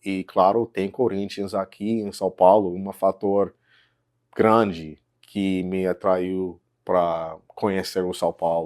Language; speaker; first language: Portuguese; non-native, fluent; English